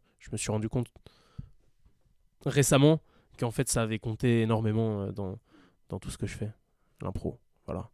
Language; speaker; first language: French; native; French